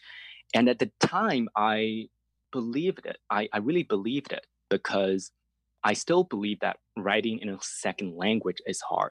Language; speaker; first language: English; non-native, fluent; Chinese